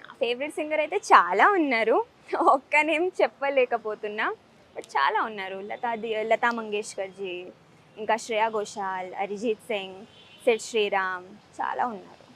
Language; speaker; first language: Telugu; early bilingual, heritage; Telugu